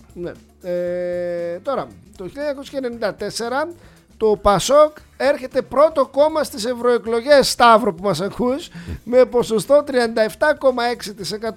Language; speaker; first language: Greek; native; Greek